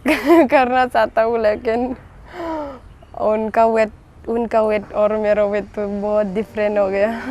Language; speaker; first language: Hindi; non-native, local second language; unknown